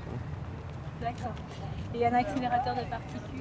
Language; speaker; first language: French; native; French